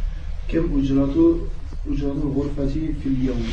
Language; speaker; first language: Arabic; non-native, learner; French